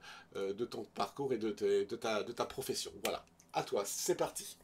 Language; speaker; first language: French; native; French